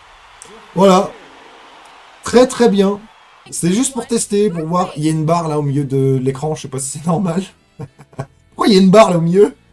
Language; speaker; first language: French; native; French